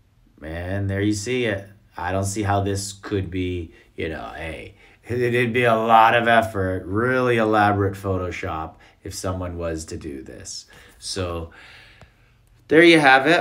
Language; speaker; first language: English; native; English